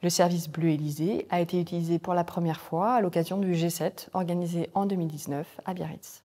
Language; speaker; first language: French; native; French